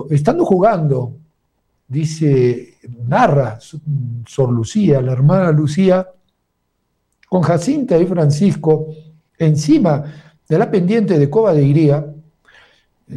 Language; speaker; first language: Spanish; native; Spanish